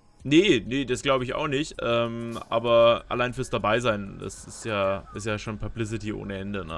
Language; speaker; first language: German; native; German